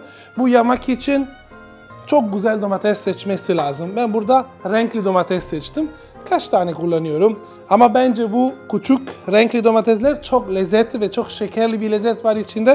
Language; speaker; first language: Turkish; non-native, learner; Italian